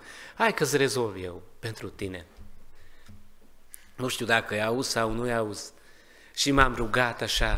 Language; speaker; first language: Romanian; non-native, learner; Hungarian